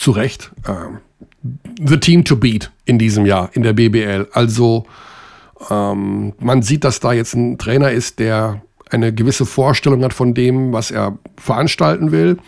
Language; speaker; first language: German; native; German